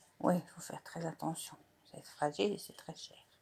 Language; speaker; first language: French; native; French